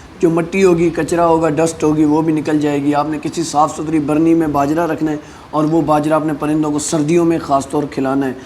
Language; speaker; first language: Urdu; non-native, local second language; Sindhi